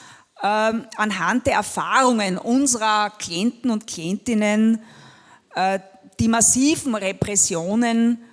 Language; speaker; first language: German; native; German